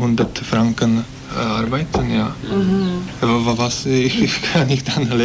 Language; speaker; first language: German; non-native, learner; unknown